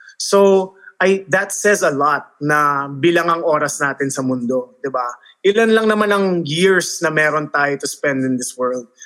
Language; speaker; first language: Filipino; early bilingual, heritage; Filipino